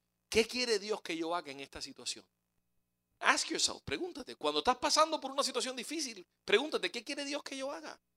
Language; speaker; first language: Spanish; native; Spanish